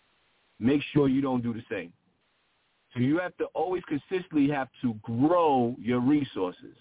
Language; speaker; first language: English; native; English